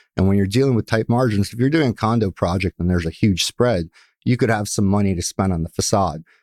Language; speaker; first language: English; early bilingual, other home language; Russian